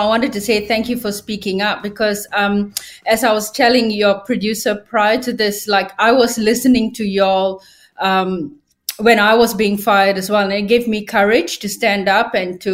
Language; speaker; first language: English; non-native, local second language; Tamil